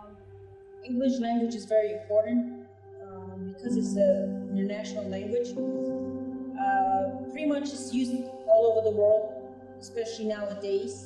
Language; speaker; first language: English; non-native, fluent; Central Kurdish